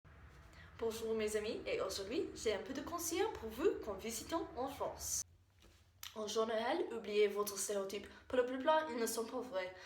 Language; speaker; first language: French; non-native, learner; English